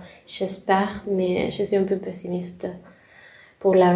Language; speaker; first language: French; non-native, learner; Spanish